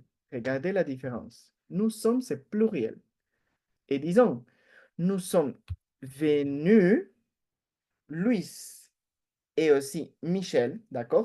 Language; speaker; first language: French; non-native, fluent; Spanish